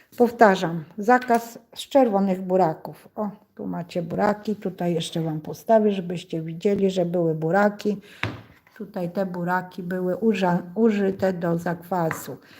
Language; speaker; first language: Polish; native; Polish